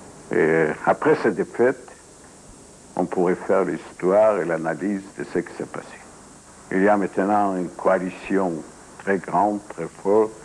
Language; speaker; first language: French; non-native, fluent; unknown